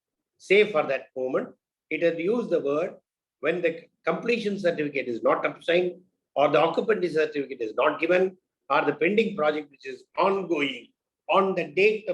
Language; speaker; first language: English; non-native, local second language; Tamil